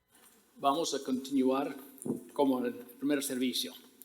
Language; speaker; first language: Spanish; non-native, fluent; English